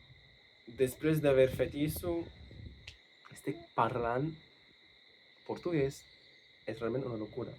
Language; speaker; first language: Catalan; non-native, fluent; English